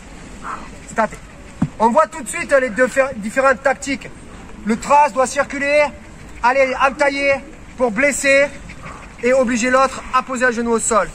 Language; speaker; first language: French; native; French